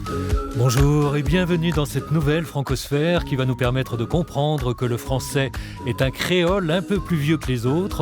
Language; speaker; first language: French; native; French